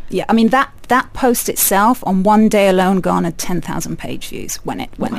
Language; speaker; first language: English; native; English